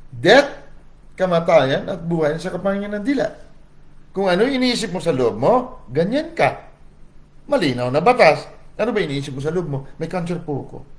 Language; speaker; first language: Filipino; non-native, local second language; Cebuano